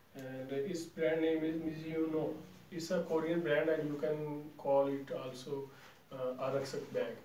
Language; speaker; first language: English; non-native, local second language; Urdu